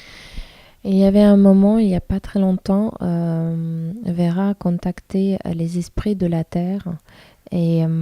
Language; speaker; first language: French; non-native, fluent; Russian